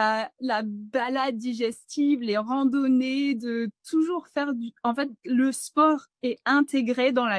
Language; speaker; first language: French; non-native, fluent; English